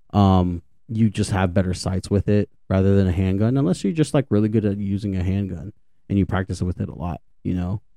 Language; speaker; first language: English; native; English